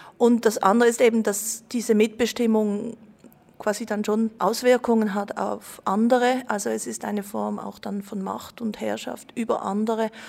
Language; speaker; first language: German; native; German